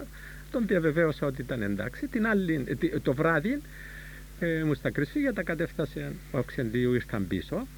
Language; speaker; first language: Greek; native; Greek